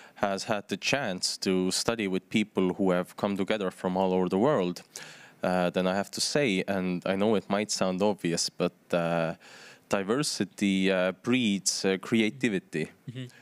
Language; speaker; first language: English; non-native, fluent; Estonian